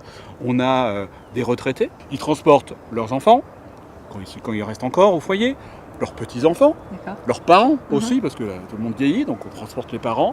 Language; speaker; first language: French; native; French